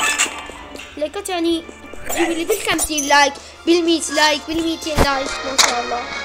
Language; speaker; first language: Arabic; native; Arabic